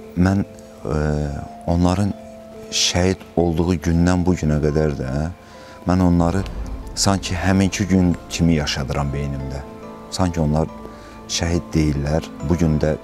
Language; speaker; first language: Azerbaijani; native; Azerbaijani